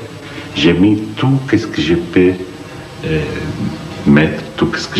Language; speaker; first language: French; non-native, fluent; Arabic